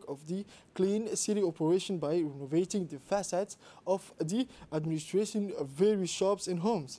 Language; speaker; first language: English; non-native, fluent; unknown